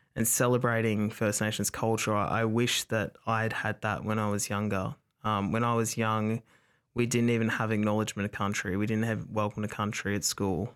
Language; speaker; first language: English; native; English